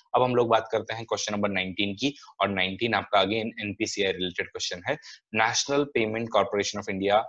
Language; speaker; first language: Hindi; non-native, local second language; Marathi